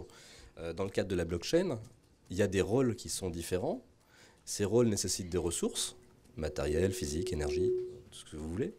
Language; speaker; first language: French; native; French